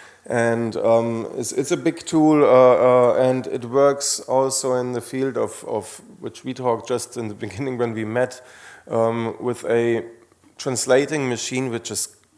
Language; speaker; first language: English; non-native, fluent; Slovenian